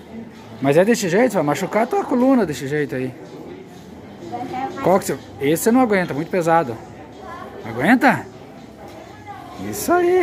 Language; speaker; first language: Portuguese; native; Portuguese